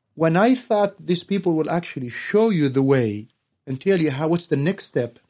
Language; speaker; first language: English; non-native, fluent; Arabic